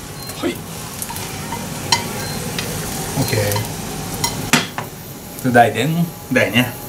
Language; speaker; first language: Vietnamese; non-native, learner; Japanese